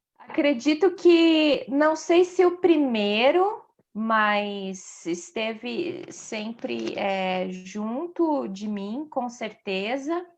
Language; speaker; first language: Portuguese; native; Portuguese